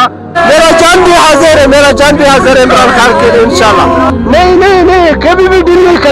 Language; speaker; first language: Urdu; non-native, local second language; Pashto